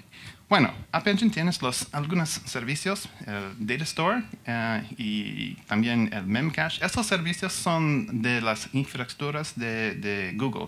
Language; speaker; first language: Spanish; non-native, learner; English